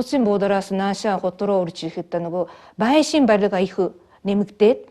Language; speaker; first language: Mongolian; non-native, fluent; Japanese